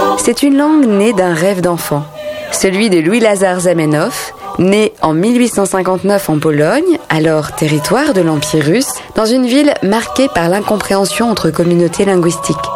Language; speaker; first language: French; native; French